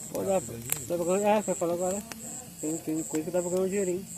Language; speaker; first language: Portuguese; native; Portuguese